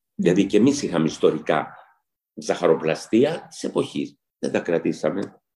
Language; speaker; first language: Greek; early bilingual, heritage; Greek